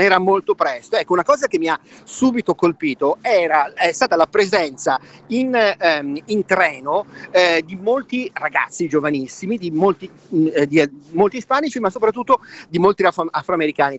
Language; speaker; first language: Italian; native; Italian